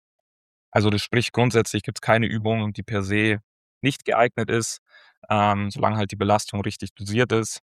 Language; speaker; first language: German; native; German